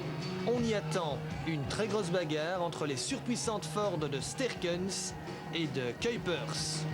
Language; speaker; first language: French; native; French